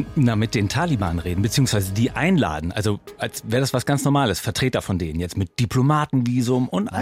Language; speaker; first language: German; native; German